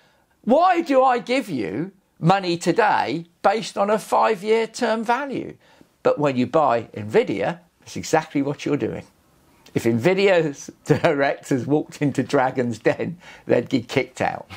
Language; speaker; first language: English; native; English